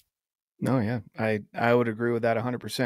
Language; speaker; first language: English; native; English